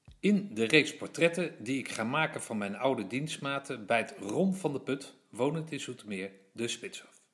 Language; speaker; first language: Dutch; native; Dutch